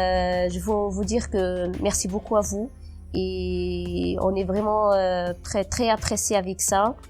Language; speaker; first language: French; non-native, local second language; Berber languages